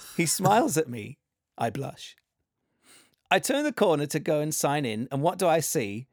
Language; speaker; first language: English; native; English